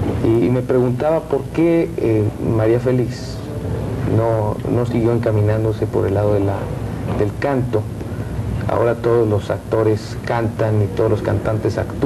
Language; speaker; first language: Spanish; native; Spanish